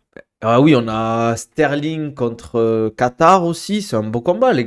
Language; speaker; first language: French; native; French